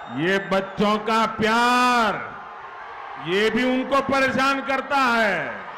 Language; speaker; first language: Hindi; native; Hindi